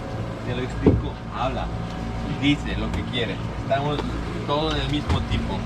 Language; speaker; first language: Spanish; non-native, learner; French